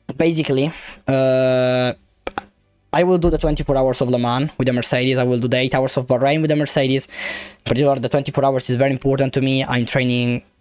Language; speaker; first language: English; non-native, fluent; Italian